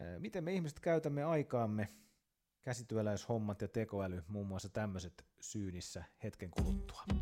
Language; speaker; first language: Finnish; native; Finnish